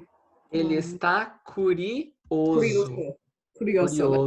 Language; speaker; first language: Portuguese; non-native, fluent; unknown